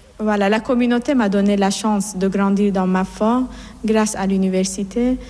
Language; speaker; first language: French; non-native, fluent; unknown